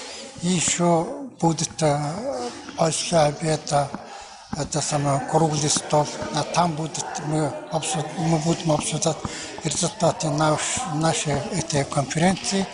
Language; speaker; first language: Russian; non-native, learner; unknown